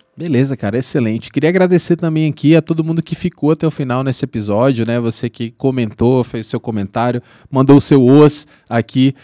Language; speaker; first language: Portuguese; native; Portuguese